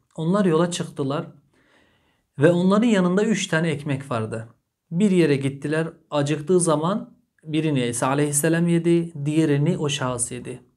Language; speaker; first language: Turkish; early bilingual, heritage; Turkish